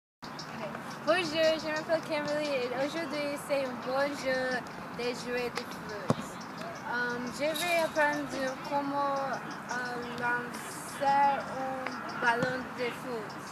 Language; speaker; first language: French; non-native, learner; English